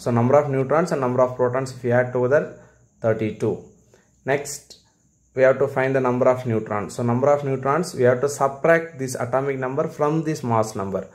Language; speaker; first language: English; non-native, local second language; Tamil